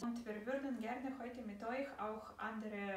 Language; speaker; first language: German; non-native, fluent; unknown